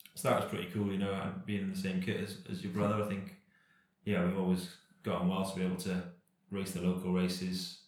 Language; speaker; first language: English; native; English